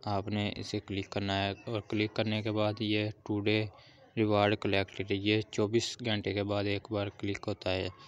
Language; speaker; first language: Urdu; non-native, local second language; Punjabi